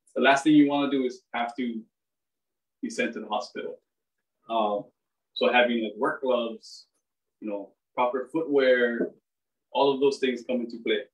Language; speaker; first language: English; native; English